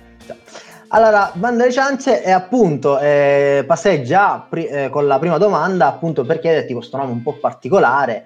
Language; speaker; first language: Italian; native; Italian